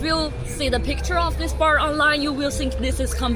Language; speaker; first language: English; non-native, learner; Chinese